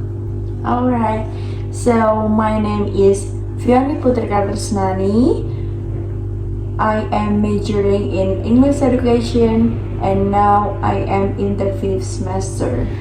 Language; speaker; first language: English; non-native, learner; Indonesian